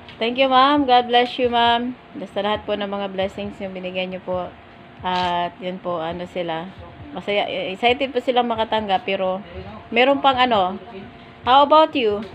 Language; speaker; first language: Filipino; native; Filipino